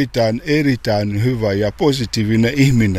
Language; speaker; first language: Finnish; non-native, learner; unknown